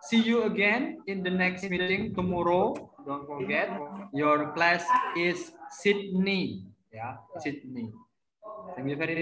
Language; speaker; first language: English; non-native, learner; Indonesian